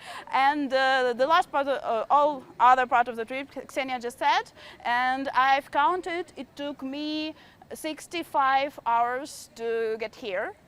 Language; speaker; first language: English; non-native, fluent; Ukrainian